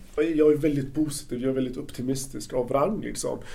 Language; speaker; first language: Swedish; non-native, fluent; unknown